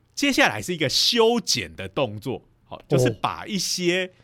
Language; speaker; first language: Chinese; non-native, local second language; Min Nan Chinese